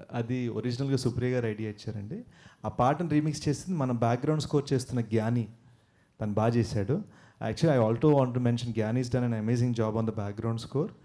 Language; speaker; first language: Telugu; early bilingual, heritage; Telugu